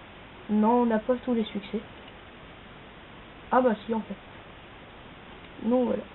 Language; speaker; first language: French; native; French